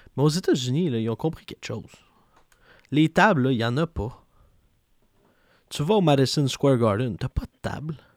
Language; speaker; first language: French; native; French